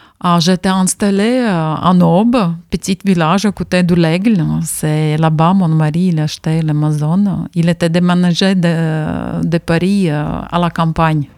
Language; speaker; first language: French; non-native, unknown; Latvian